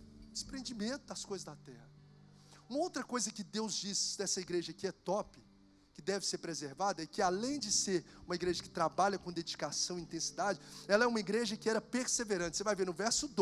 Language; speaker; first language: Portuguese; native; Portuguese